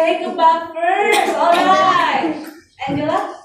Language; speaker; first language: English; non-native, fluent; Indonesian